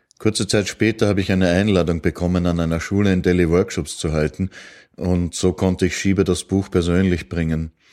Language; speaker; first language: German; native; German